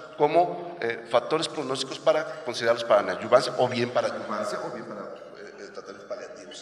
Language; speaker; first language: Spanish; native; Spanish